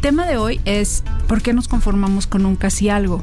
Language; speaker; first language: Spanish; native; Spanish